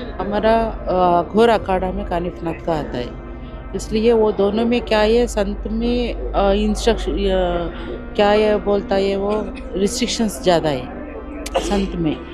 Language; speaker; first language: Hindi; non-native, local second language; Kannada